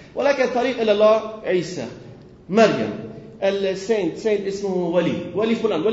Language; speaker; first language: Arabic; non-native, learner; Persian